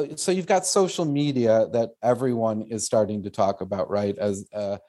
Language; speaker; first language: English; native; English